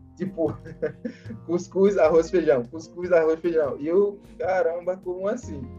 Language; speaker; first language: Portuguese; non-native, fluent; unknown